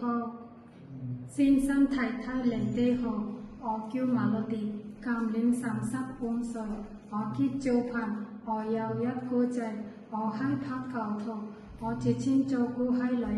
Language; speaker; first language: Cantonese; non-native, learner; Bangla